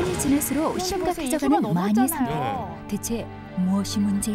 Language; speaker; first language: Korean; native; Korean